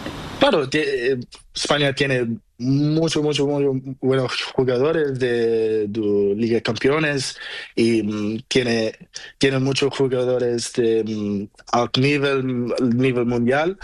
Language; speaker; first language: Spanish; non-native, learner; Portuguese